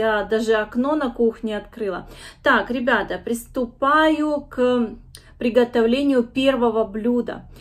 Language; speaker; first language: Russian; native; Russian